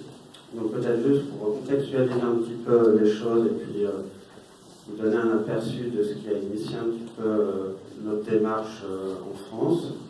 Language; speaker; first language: French; native; French